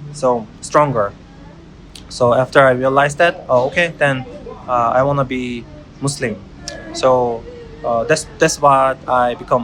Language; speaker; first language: English; non-native, learner; Korean